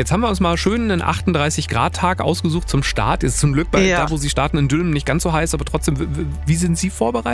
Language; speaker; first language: German; native; German